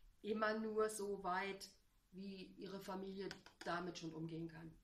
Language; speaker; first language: German; native; German